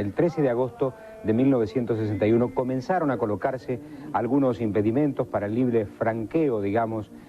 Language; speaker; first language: Spanish; native; Spanish